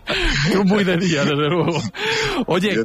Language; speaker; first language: Spanish; native; Spanish